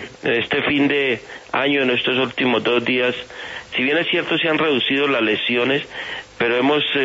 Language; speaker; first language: Spanish; native; Spanish